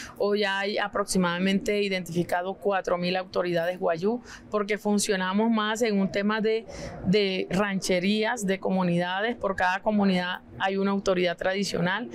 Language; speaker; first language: Spanish; non-native, local second language; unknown